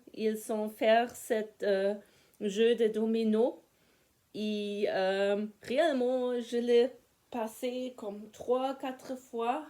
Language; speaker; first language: French; non-native, fluent; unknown